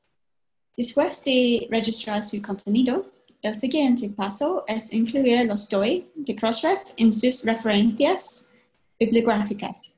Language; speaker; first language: Spanish; non-native, fluent; English